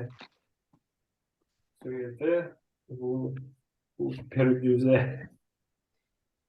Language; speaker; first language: French; non-native, learner; Russian